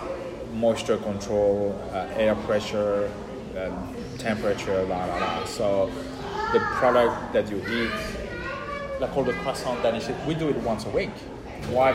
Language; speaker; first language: English; non-native, fluent; French